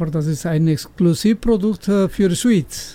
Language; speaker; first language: German; non-native, learner; Spanish